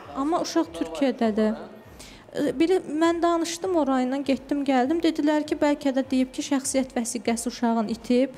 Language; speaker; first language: Azerbaijani; native; Azerbaijani